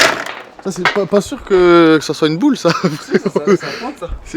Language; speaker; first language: French; native; French